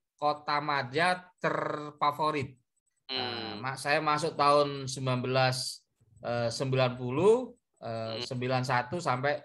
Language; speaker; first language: Indonesian; native; Indonesian